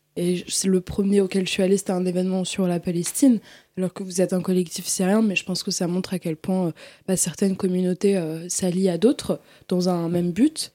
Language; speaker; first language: French; native; French